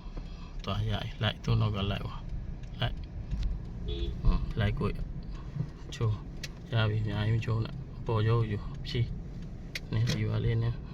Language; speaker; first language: Burmese; native; Burmese